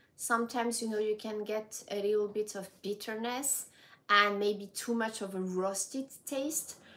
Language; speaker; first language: English; non-native, fluent; French